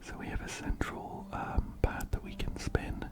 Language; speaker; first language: English; native; English